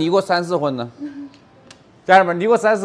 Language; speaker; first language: Chinese; native; Chinese